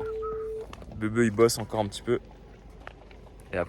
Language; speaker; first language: French; native; French